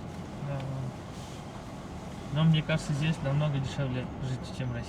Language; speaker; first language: Russian; non-native, local second language; Uzbek